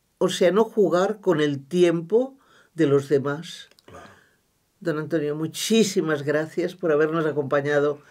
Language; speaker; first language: Spanish; non-native, local second language; Catalan